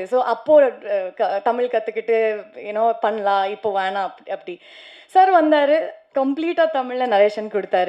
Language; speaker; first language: Tamil; non-native, learner; Kannada